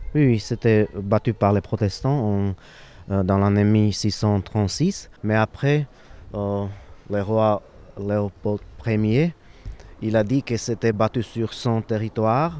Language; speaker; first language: French; non-native, fluent; Slovak